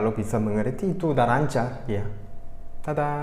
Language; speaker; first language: Indonesian; non-native, fluent; Korean